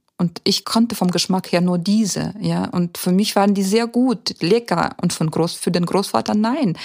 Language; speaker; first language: German; early bilingual, heritage; German